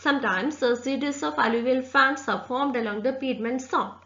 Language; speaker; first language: English; non-native, local second language; Malayalam